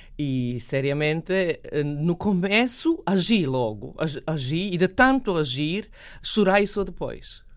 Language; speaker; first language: Portuguese; non-native, fluent; Bosnian